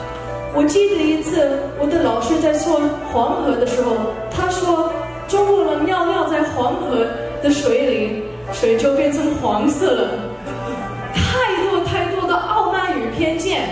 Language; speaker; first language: Chinese; early bilingual, heritage; Chinese